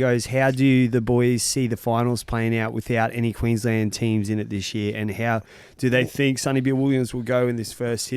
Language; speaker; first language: English; native; English